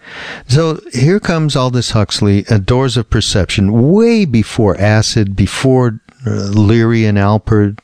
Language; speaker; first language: English; native; English